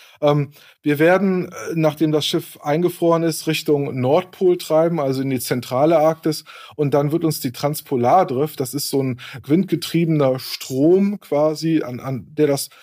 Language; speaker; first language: German; native; German